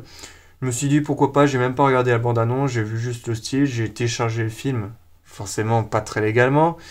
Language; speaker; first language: French; native; French